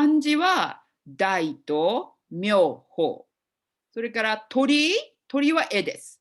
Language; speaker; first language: Japanese; non-native, fluent; English